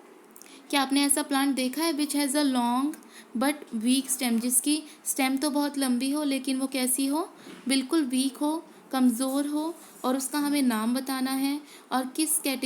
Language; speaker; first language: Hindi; native; Hindi